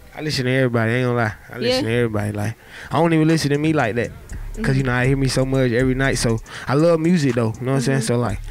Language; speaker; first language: English; native; English